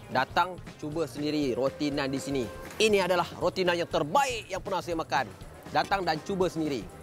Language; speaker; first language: Malay; native; Malay